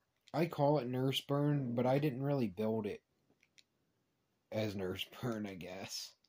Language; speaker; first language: English; native; English